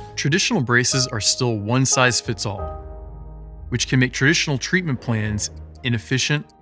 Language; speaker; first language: English; native; English